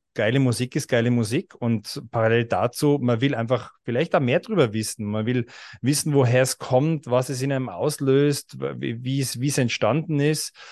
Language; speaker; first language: German; native; German